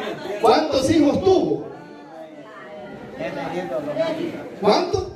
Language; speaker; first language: Spanish; native; Spanish